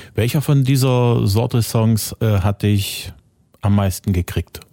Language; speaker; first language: German; native; German